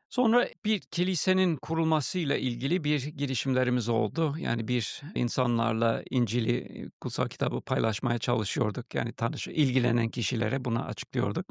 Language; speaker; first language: Turkish; non-native, fluent; English